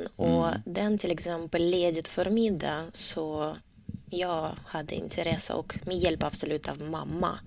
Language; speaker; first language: Swedish; non-native, learner; Russian